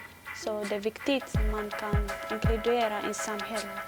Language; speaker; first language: Swedish; non-native, learner; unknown